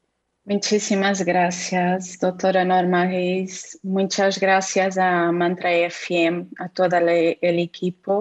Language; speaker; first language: Spanish; non-native, fluent; Portuguese